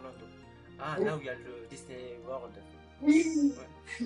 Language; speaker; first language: French; non-native, fluent; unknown